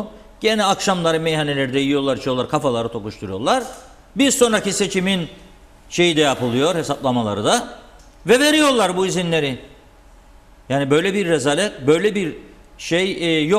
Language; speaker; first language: Turkish; native; Turkish